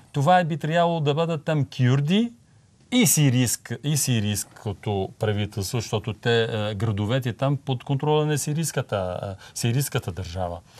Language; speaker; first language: Bulgarian; non-native, fluent; Arabic